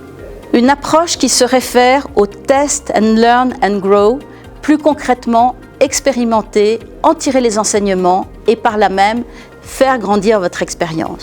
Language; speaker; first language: French; native; French